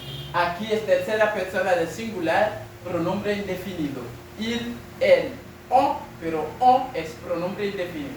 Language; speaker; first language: Spanish; non-native, fluent; French